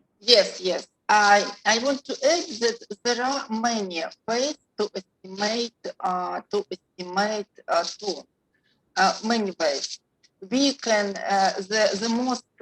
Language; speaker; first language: English; non-native, learner; Russian